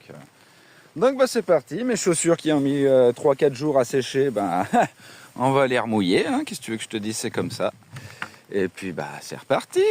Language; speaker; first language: French; native; French